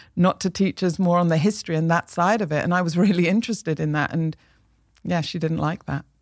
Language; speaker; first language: English; native; English